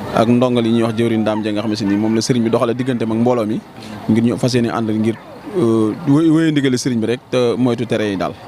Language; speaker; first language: Wolof; native; Wolof